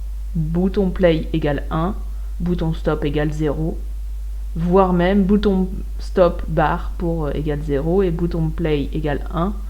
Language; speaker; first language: French; native; French